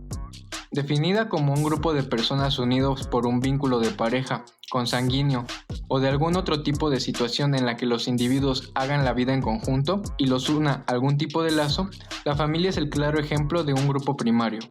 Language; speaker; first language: Spanish; native; Spanish